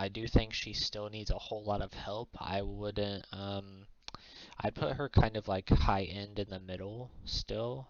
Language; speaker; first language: English; native; English